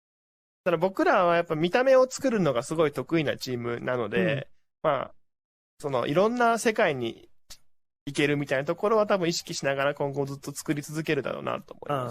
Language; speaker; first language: Japanese; native; Japanese